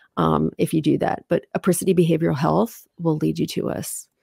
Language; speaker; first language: English; native; English